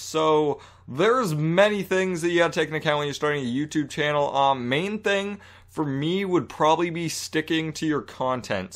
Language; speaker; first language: English; native; English